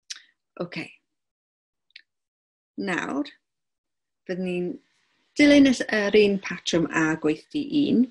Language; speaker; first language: Welsh; non-native, local second language; English